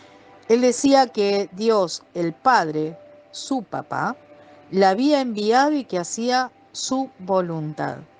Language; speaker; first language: Spanish; native; Spanish